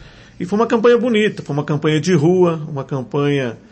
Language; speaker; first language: Portuguese; native; Portuguese